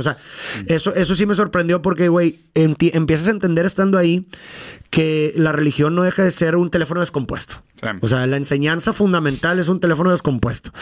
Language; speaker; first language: Spanish; native; Spanish